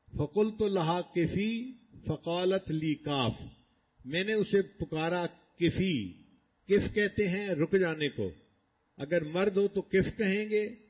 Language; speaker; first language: Urdu; non-native, local second language; Punjabi